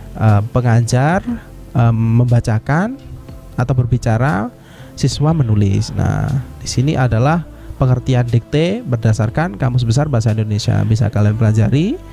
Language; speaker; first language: Indonesian; native; Indonesian